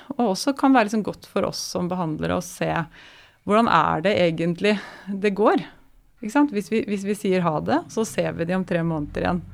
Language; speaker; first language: Norwegian; native; Norwegian